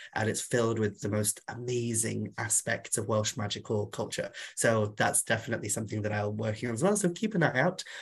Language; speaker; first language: English; non-native, local second language; Welsh